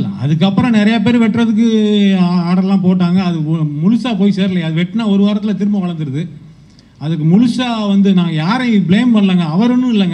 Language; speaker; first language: Tamil; native; Tamil